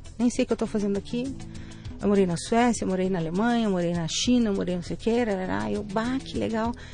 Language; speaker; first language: Portuguese; native; Portuguese